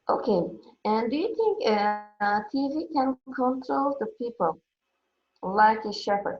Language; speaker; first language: English; non-native, fluent; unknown